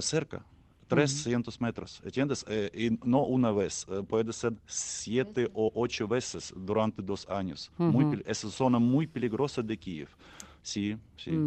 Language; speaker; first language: Spanish; non-native, learner; Ukrainian